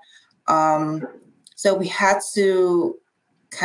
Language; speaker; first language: English; non-native, local second language; Igbo